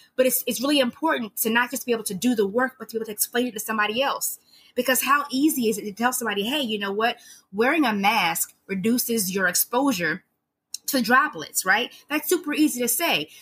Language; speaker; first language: English; native; English